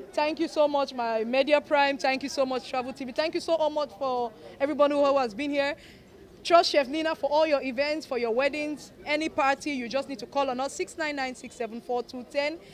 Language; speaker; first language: Nigerian Pidgin; native; Nigerian Pidgin